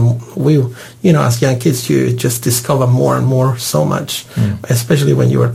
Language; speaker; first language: English; non-native, fluent; Spanish